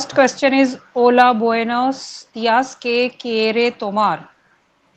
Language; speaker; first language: Spanish; non-native, learner; Hindi